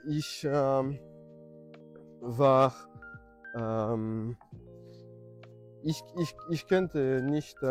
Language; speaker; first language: German; non-native, learner; French